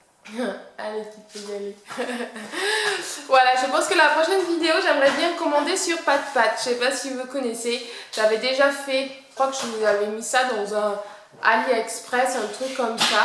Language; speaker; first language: French; native; French